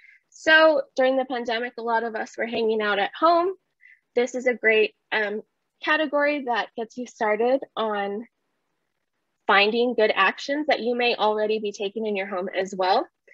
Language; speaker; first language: English; early bilingual, other home language; Spanish